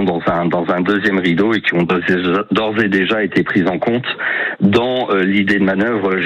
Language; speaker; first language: French; native; French